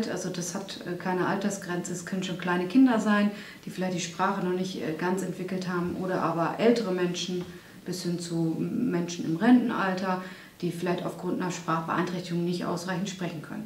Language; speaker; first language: German; native; German